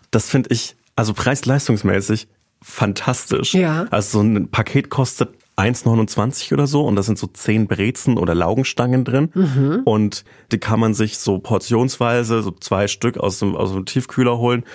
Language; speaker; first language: German; native; German